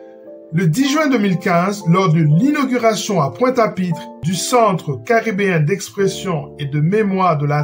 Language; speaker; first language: French; non-native, local second language; Haitian Creole